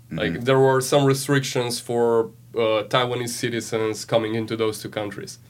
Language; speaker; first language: English; non-native, fluent; Slovenian